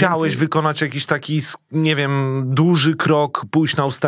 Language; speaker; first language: Polish; native; Polish